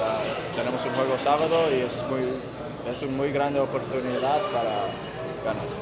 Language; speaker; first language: Spanish; early bilingual, heritage; English